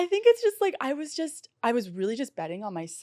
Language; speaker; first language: English; native; English